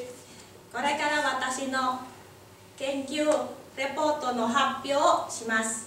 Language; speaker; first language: Japanese; non-native, learner; Indonesian